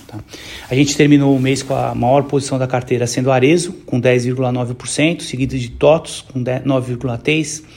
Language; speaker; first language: Portuguese; native; Portuguese